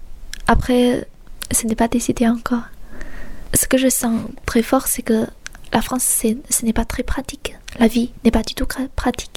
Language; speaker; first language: French; non-native, fluent; Chinese